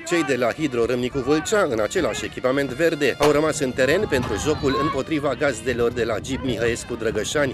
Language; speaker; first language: Romanian; native; Romanian